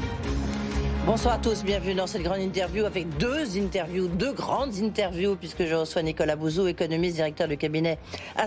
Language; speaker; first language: French; native; French